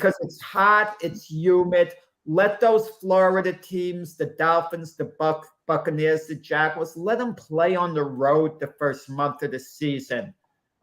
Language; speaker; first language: English; native; English